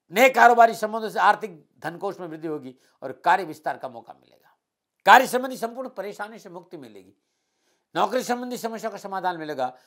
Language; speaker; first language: Hindi; native; Hindi